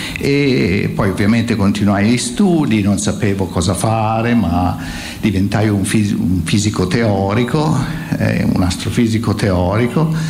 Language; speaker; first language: Italian; native; Italian